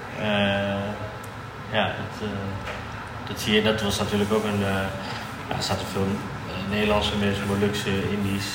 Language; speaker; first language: Dutch; native; Dutch